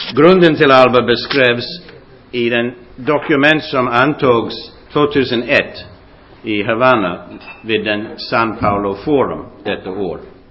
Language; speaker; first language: Swedish; non-native, fluent; English